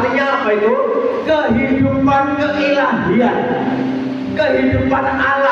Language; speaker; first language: Indonesian; native; Indonesian